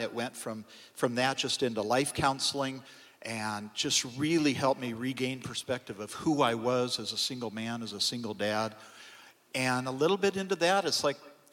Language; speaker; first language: English; native; English